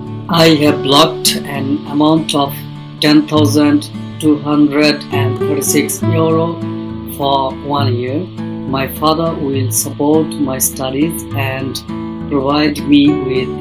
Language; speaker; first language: English; non-native, fluent; Bangla